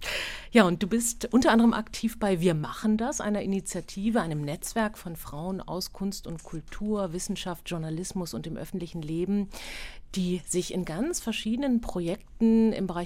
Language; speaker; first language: German; native; German